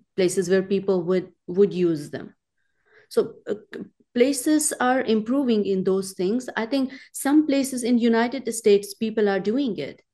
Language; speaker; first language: English; non-native, local second language; Urdu